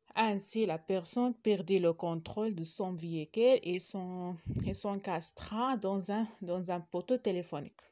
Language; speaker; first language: French; non-native, local second language; Arabic